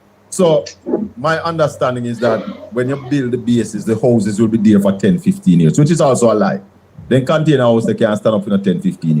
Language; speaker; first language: English; native; English